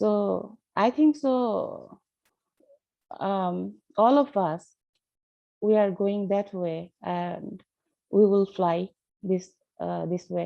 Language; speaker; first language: English; non-native, learner; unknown